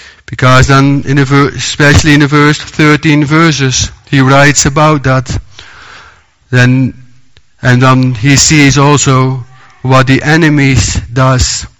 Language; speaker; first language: English; non-native, fluent; Dutch